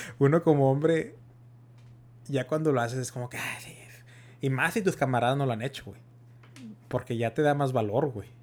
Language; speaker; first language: Spanish; early bilingual, heritage; Spanish